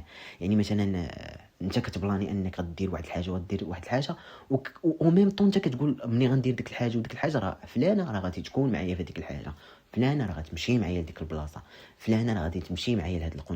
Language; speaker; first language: Arabic; native; Arabic